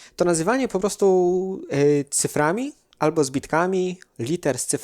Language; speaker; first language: Polish; native; Polish